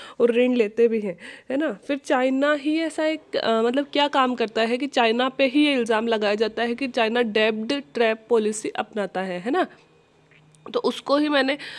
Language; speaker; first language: Hindi; native; Hindi